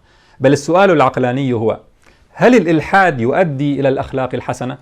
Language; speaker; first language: Arabic; native; Arabic